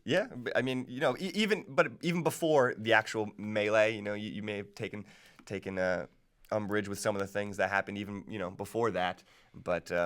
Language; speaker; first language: English; native; English